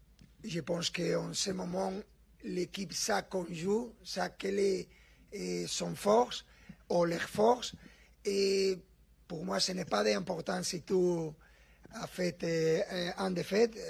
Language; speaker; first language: French; non-native, fluent; Spanish